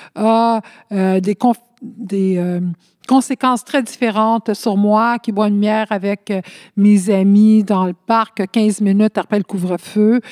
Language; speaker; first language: French; early bilingual, other home language; Spanish